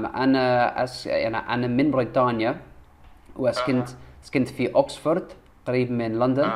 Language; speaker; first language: Arabic; non-native, learner; English